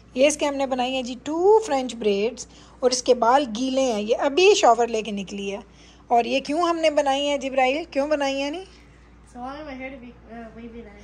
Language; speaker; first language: Urdu; native; Urdu